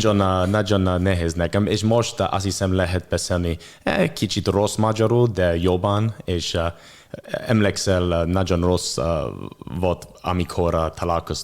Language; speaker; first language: Hungarian; non-native, learner; English